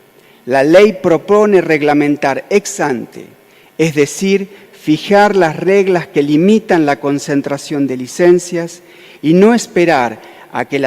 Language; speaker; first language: Spanish; native; Spanish